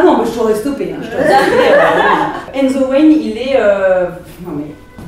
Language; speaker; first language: French; native; French